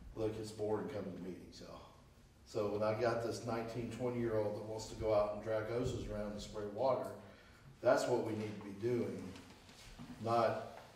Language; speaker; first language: English; native; English